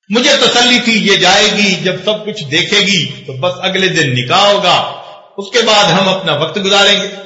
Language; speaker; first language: Urdu; non-native, local second language; Punjabi